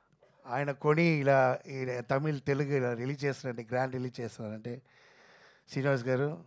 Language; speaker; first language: Telugu; non-native, fluent; Tamil